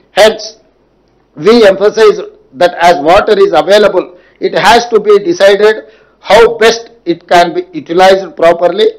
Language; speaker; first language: English; non-native, local second language; Telugu